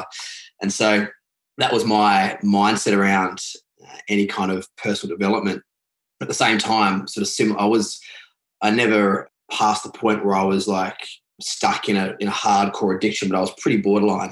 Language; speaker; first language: English; native; English